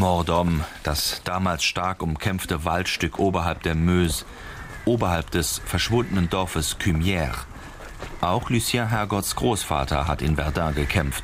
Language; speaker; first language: German; native; German